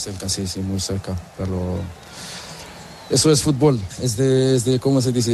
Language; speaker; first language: Spanish; non-native, learner; Portuguese